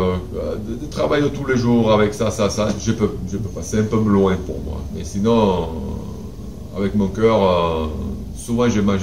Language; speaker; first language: French; non-native, fluent; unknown